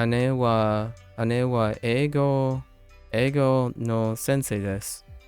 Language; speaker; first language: Japanese; non-native, learner; English